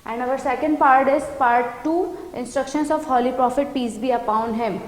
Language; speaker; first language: English; non-native, local second language; Urdu